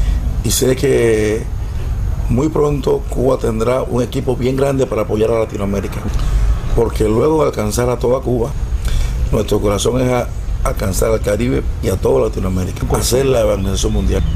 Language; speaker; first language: Spanish; native; Spanish